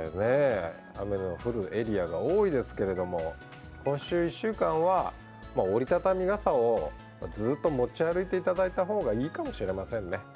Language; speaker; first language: Japanese; native; Japanese